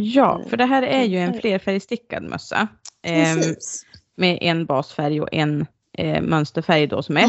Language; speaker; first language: Swedish; native; Swedish